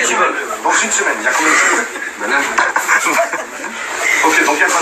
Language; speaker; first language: French; native; French